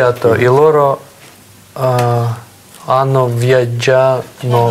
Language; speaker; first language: Italian; non-native, learner; Russian